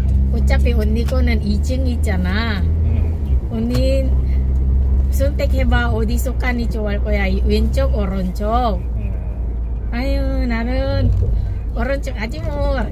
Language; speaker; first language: Korean; non-native, learner; Filipino